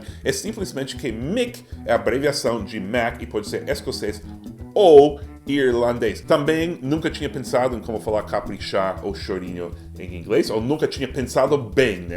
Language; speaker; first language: Portuguese; non-native, fluent; English